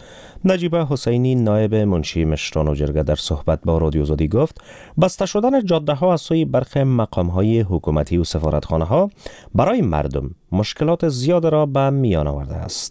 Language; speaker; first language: Persian; native; Persian